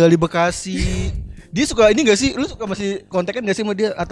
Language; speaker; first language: Indonesian; native; Indonesian